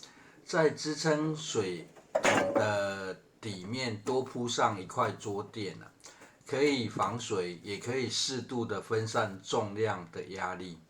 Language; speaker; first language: Chinese; native; Chinese